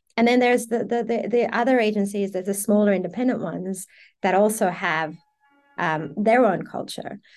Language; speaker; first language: English; early bilingual, other home language; Persian